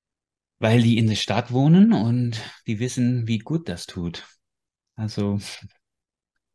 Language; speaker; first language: German; non-native, fluent; English